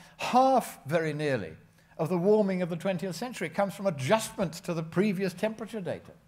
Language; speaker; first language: English; native; English